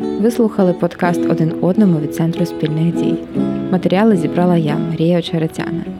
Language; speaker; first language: Ukrainian; native; Ukrainian